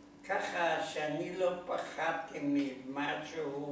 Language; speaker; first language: Hebrew; non-native, learner; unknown